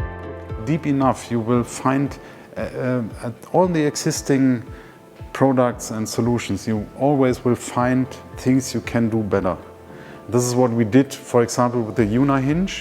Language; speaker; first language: English; non-native, fluent; German